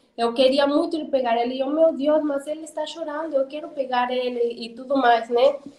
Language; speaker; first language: Portuguese; non-native, fluent; Spanish